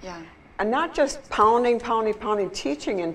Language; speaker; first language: English; native; English